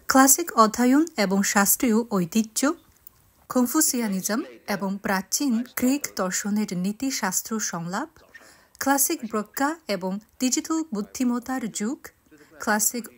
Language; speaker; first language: Bangla; non-native, fluent; Chinese